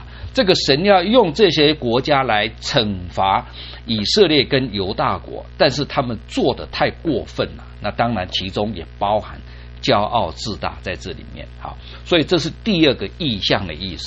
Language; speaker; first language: Chinese; native; Chinese